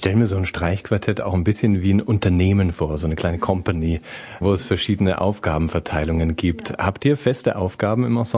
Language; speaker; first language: German; native; German